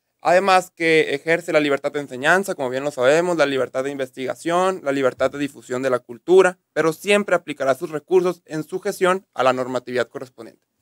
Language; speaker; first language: Spanish; native; Spanish